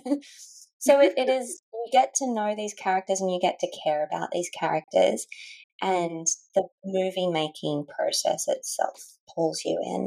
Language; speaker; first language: English; native; English